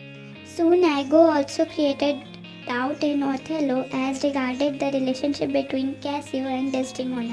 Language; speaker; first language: English; non-native, local second language; Hindi